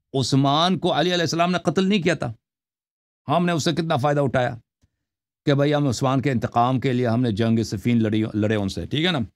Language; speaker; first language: Urdu; non-native, local second language; Punjabi